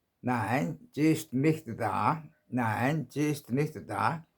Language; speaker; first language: German; non-native, learner; Korean